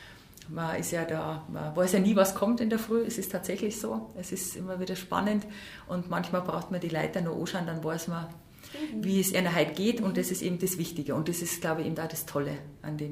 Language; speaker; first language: German; native; German